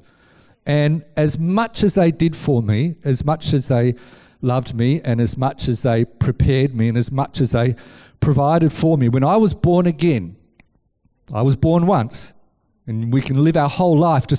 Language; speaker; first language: English; native; English